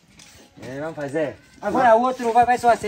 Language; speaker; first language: Portuguese; non-native, learner; Vietnamese